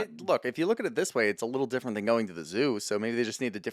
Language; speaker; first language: English; native; English